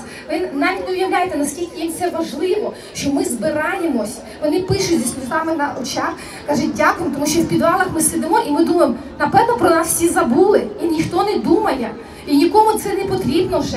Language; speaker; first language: Ukrainian; native; Ukrainian